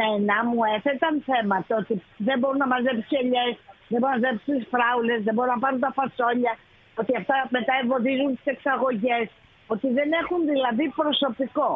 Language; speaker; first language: Greek; native; Greek